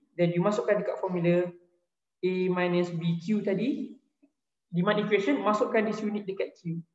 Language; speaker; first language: English; non-native, local second language; Malay